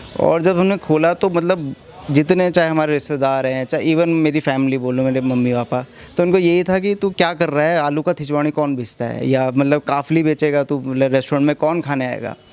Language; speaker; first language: Hindi; native; Hindi